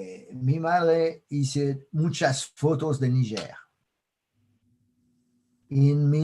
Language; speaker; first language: Spanish; non-native, fluent; French